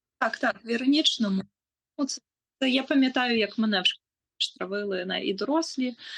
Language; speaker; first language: Ukrainian; native; Ukrainian